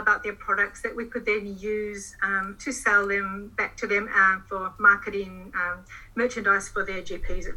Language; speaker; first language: English; native; English